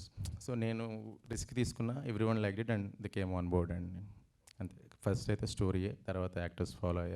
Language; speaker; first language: Telugu; native; Telugu